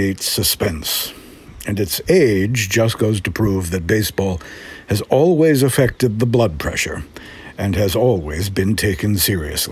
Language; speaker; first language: English; native; English